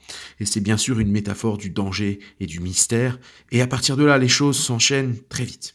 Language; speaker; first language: French; native; French